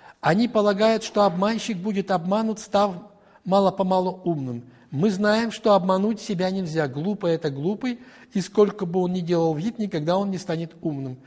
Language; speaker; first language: Russian; native; Russian